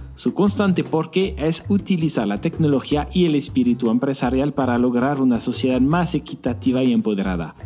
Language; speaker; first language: Spanish; non-native, fluent; French